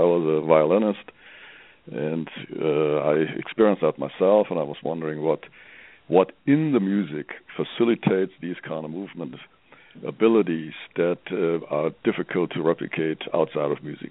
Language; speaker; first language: English; non-native, fluent; German